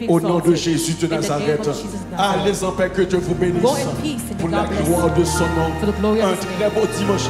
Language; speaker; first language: French; non-native, local second language; Haitian Creole